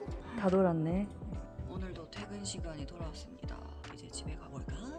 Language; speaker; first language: Korean; native; Korean